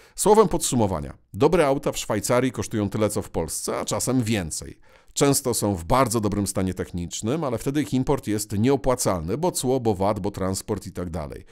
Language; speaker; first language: Polish; native; Polish